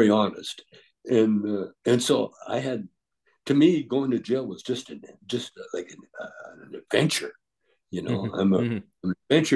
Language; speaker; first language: English; native; English